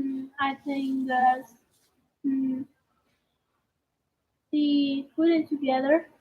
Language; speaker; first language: English; non-native, learner; Vietnamese